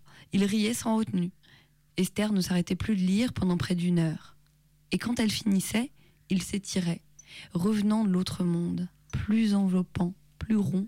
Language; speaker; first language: French; native; French